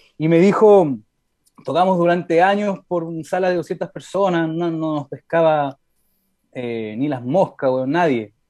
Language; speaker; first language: Spanish; early bilingual, heritage; Spanish